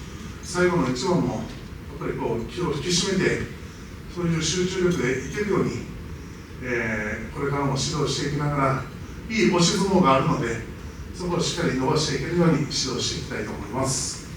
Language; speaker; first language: Japanese; native; Japanese